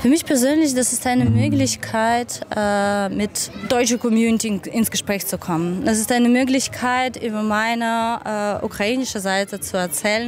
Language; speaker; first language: German; non-native, fluent; Ukrainian